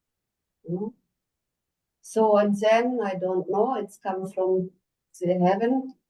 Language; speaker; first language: English; non-native, learner; German